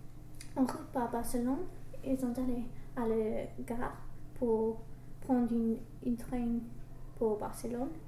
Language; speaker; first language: French; non-native, learner; English